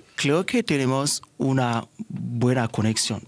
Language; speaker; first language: Spanish; non-native, learner; Haitian Creole